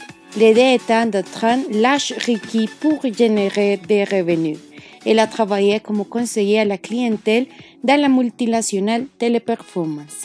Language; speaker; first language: French; non-native, learner; Spanish